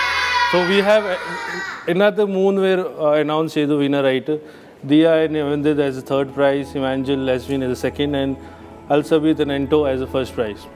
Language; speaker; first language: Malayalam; non-native, fluent; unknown